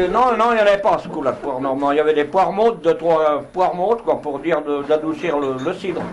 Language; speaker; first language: French; native; French